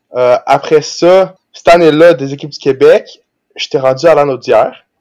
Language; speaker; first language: French; early bilingual, other home language; Portuguese